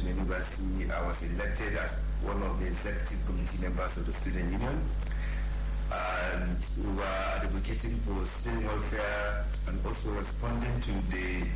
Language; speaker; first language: English; non-native, local second language; Hausa